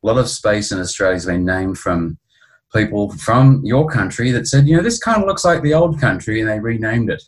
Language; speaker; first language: English; native; English